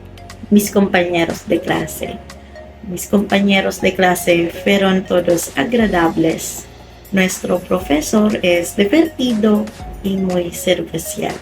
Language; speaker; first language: Spanish; non-native, learner; Filipino